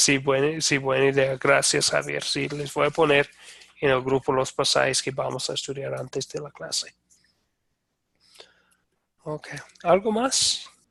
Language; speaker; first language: Spanish; non-native, fluent; English